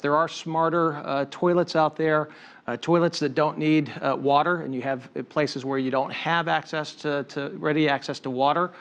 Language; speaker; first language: English; native; English